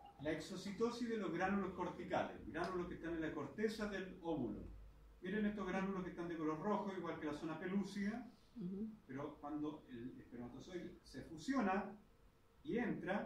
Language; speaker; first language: Spanish; native; Spanish